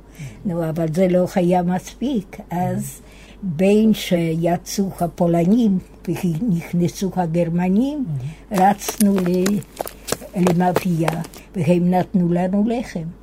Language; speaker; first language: Hebrew; non-native, fluent; Yiddish